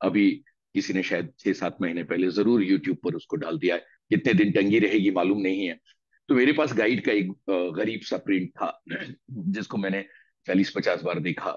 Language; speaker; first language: Hindi; native; Hindi